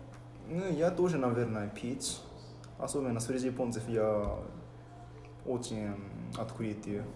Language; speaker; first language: Russian; non-native, fluent; Japanese